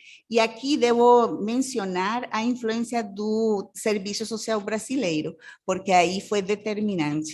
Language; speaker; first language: Portuguese; non-native, fluent; Spanish